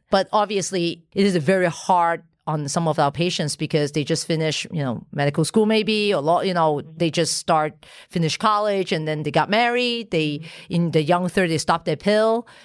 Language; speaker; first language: English; non-native, local second language; Cantonese